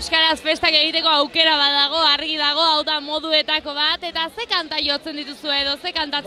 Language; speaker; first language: Basque; native; Basque